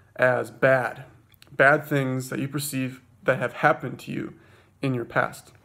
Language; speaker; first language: English; native; English